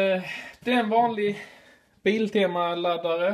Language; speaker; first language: Swedish; native; Swedish